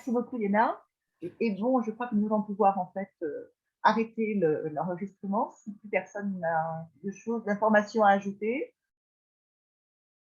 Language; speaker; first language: French; native; French